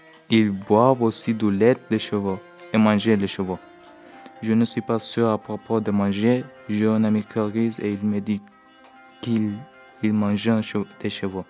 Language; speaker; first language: French; non-native, learner; Turkish